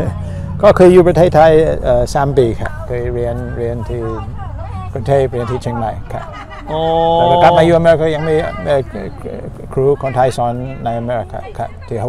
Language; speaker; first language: Thai; non-native, fluent; English